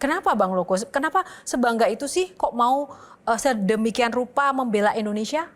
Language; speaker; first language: Indonesian; native; Indonesian